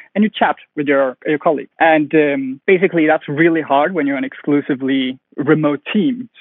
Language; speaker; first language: English; non-native, fluent; Danish